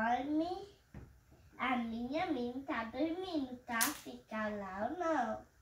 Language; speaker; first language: Portuguese; early bilingual, heritage; Portuguese